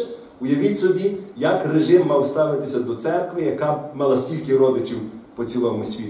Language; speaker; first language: Ukrainian; native; Ukrainian